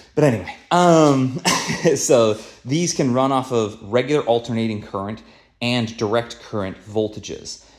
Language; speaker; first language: English; native; English